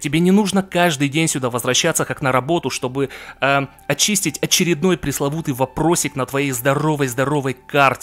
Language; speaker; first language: Russian; native; Russian